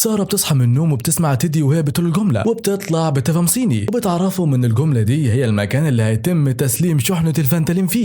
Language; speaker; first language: Arabic; native; Arabic